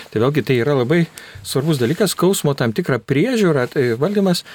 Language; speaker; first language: Lithuanian; native; Lithuanian